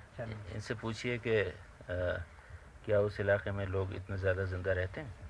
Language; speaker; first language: Urdu; native; Urdu